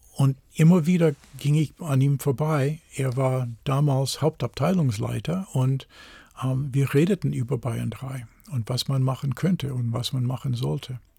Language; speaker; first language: German; non-native, fluent; English